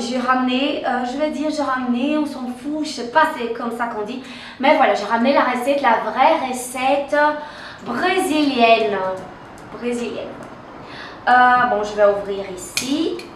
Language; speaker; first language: French; non-native, fluent; Portuguese